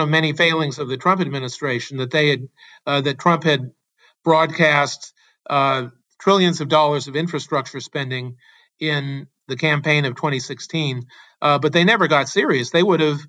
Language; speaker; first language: English; native; English